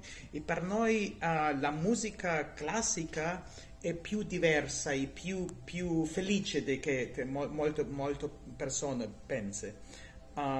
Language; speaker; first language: Italian; non-native, learner; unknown